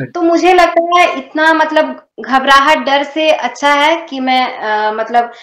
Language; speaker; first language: Hindi; non-native, local second language; Odia